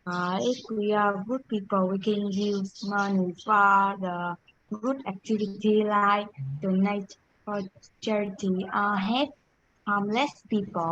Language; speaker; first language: English; non-native, learner; Vietnamese